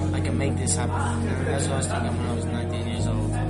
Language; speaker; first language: English; native; English